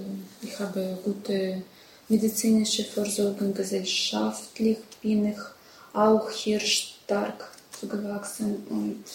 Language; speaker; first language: German; non-native, learner; Russian